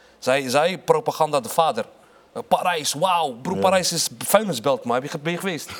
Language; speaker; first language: Dutch; early bilingual, other home language; Arabic